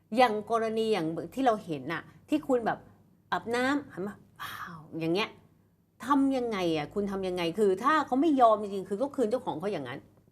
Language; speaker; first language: Thai; native; Thai